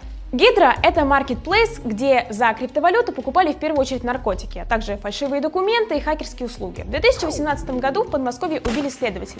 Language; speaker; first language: Russian; native; Russian